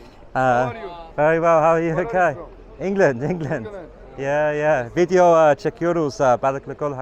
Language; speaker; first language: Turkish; non-native, learner; English